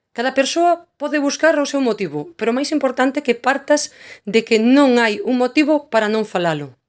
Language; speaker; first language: Galician; native; Galician